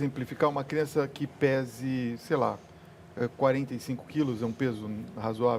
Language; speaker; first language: Portuguese; native; Portuguese